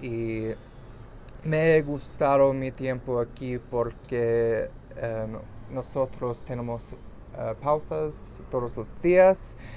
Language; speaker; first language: Spanish; non-native, learner; English